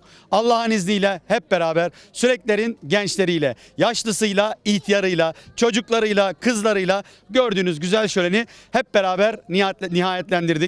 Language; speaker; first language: Turkish; native; Turkish